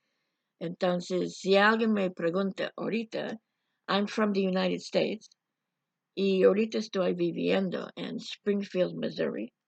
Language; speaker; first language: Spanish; non-native, fluent; English